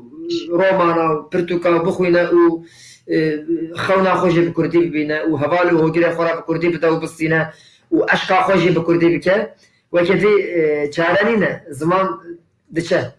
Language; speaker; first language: Kurdish; non-native, local second language; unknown